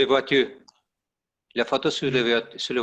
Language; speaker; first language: French; non-native, learner; Spanish